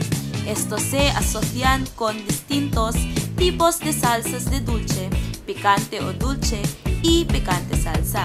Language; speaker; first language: Spanish; non-native, learner; Filipino